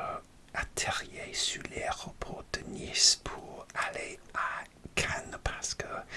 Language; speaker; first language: French; non-native, learner; English